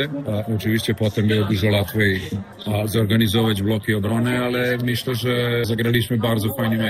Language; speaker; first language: Polish; non-native, fluent; Serbian